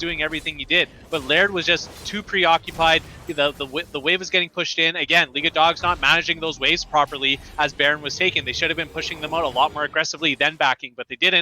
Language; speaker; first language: English; native; English